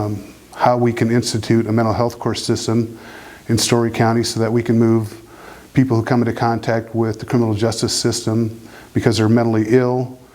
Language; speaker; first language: English; native; English